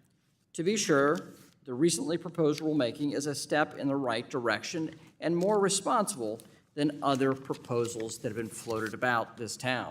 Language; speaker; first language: English; native; English